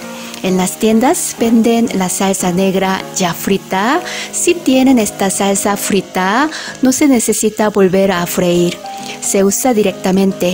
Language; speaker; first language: Spanish; non-native, fluent; Korean